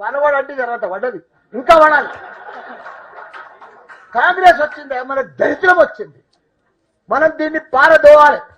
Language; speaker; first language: Telugu; native; Telugu